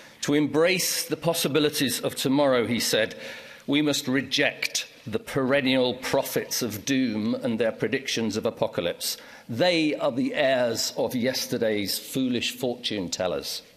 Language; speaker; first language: English; native; English